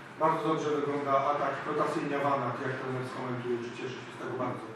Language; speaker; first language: Polish; native; Polish